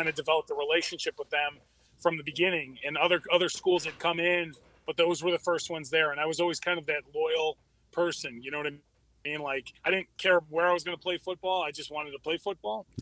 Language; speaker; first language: English; native; English